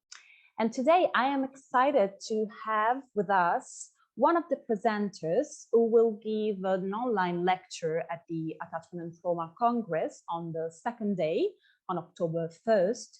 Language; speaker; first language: English; non-native, fluent; Italian